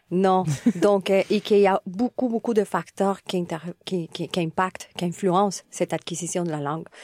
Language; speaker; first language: French; non-native, fluent; Spanish